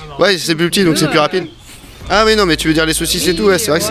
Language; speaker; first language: French; native; French